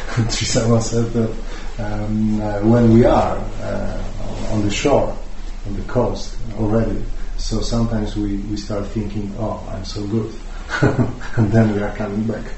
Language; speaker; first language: English; non-native, fluent; Polish